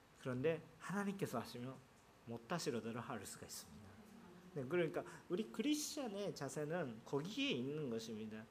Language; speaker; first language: Korean; non-native, fluent; Japanese